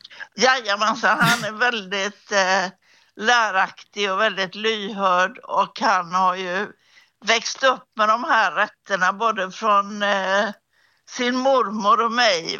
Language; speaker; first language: Swedish; native; Swedish